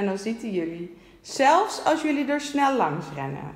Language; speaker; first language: Dutch; native; Dutch